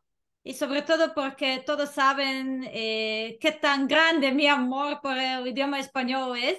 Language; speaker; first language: Spanish; non-native, fluent; Serbian